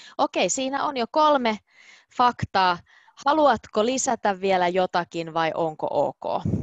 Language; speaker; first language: Finnish; native; Finnish